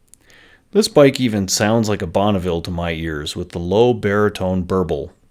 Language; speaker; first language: English; native; English